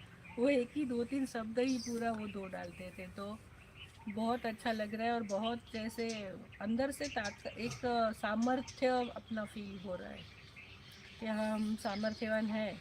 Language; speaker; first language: Hindi; native; Hindi